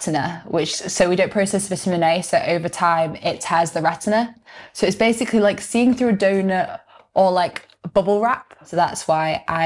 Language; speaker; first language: English; native; English